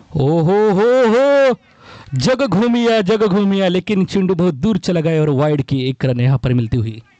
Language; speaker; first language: Hindi; non-native, local second language; Marathi